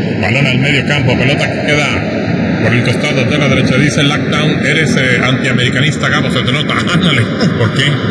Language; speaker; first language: Spanish; native; Spanish